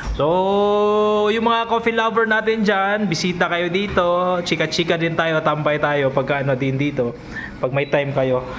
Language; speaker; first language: Filipino; non-native, local second language; Cebuano